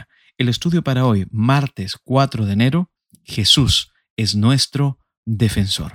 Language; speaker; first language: Spanish; native; Spanish